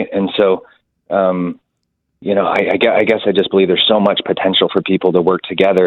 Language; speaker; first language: English; native; English